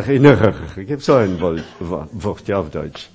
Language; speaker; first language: German; non-native, fluent; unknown